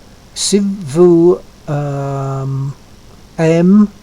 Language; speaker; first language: French; non-native, learner; English